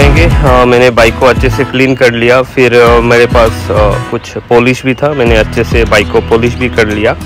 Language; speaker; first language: Hindi; non-native, local second language; Bangla